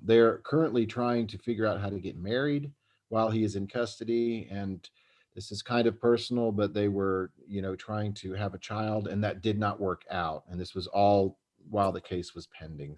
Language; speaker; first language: English; native; English